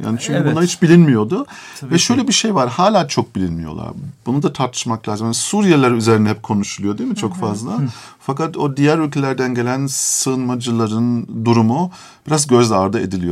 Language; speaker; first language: Turkish; native; Turkish